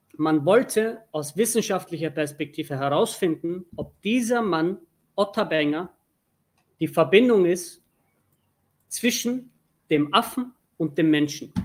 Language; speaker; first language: German; early bilingual, other home language; Turkish